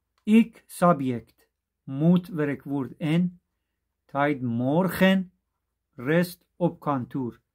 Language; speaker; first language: Dutch; non-native, fluent; Persian